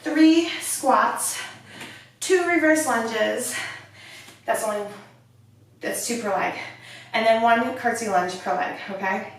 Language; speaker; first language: English; native; English